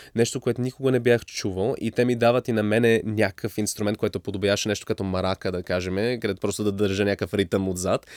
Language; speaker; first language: Bulgarian; early bilingual, heritage; English